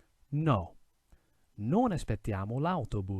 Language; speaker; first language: Italian; non-native, fluent; English